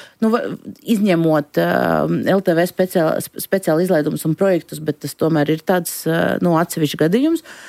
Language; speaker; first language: Latvian; non-native, local second language; Russian